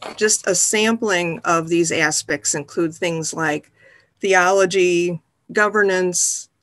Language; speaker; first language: English; native; English